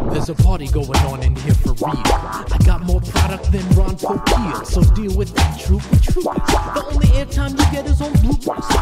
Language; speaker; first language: English; native; English